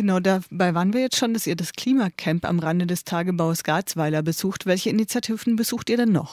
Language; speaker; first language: German; native; German